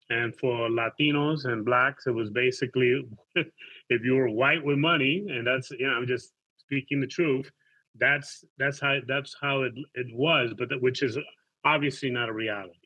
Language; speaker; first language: English; native; English